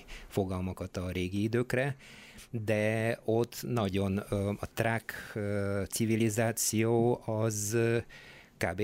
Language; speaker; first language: Hungarian; non-native, fluent; Bulgarian